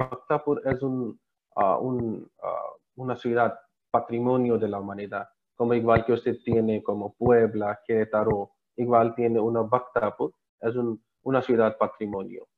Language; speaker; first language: Spanish; non-native, learner; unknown